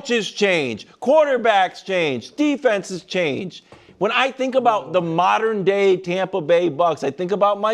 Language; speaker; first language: English; native; English